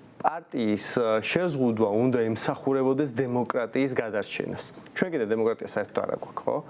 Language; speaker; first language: Georgian; native; Georgian